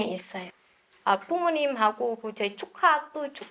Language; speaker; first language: Korean; non-native, learner; Vietnamese